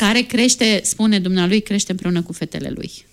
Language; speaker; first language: Romanian; native; Romanian